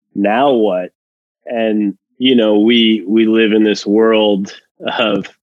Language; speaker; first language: English; non-native, fluent; Spanish